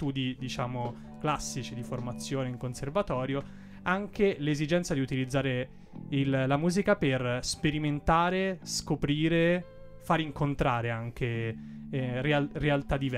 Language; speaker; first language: Italian; native; Italian